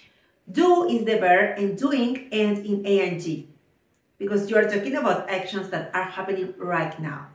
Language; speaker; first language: English; non-native, fluent; Spanish